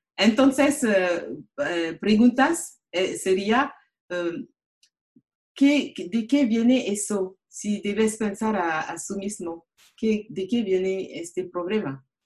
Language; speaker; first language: Spanish; non-native, learner; French